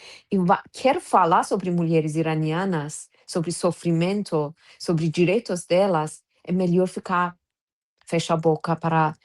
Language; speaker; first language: Portuguese; non-native, fluent; Persian